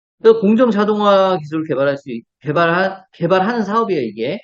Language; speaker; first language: Korean; native; Korean